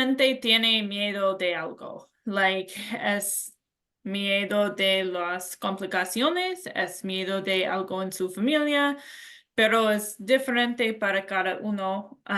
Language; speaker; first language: Spanish; non-native, learner; English